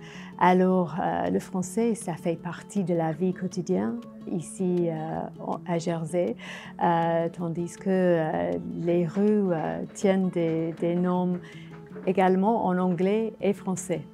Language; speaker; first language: French; non-native, fluent; English